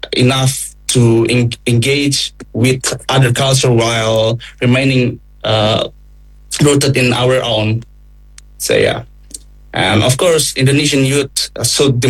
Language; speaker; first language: English; non-native, fluent; Indonesian